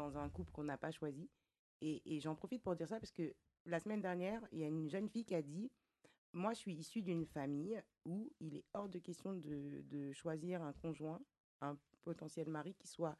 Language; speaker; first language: French; native; French